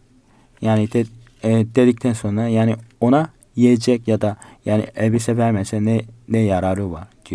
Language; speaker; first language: Turkish; non-native, learner; Korean